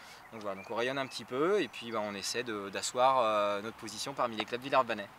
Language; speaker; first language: French; native; French